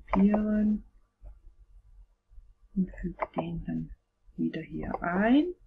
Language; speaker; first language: German; native; German